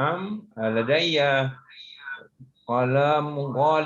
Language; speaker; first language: Arabic; non-native, learner; Malay